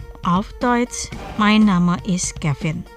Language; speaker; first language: German; non-native, fluent; Indonesian